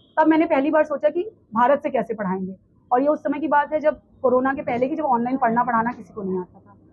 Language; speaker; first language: Hindi; native; Hindi